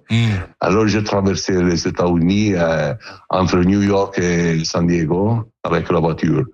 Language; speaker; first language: French; non-native, learner; Italian